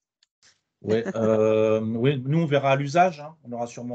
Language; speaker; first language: French; native; French